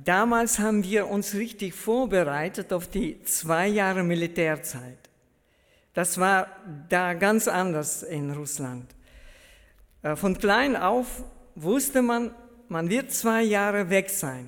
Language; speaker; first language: German; early bilingual, heritage; German